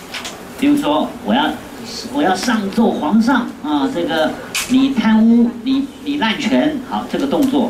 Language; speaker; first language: Chinese; native; Chinese